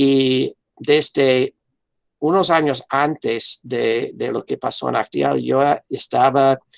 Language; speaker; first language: Spanish; non-native, fluent; English